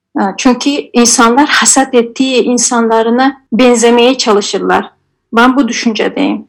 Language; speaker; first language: Turkish; non-native, fluent; Azerbaijani